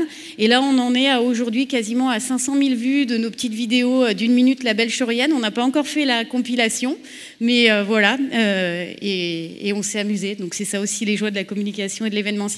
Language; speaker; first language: French; native; French